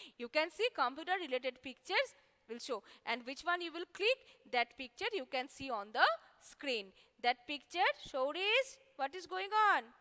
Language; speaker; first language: English; non-native, local second language; Bangla